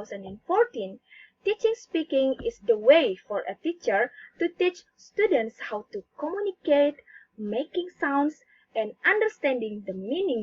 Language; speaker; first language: English; non-native, learner; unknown